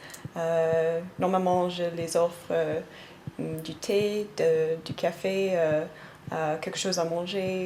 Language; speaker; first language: French; non-native, fluent; English